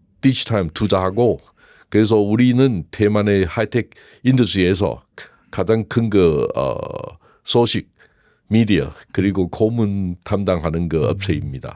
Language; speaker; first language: Korean; non-native, learner; Chinese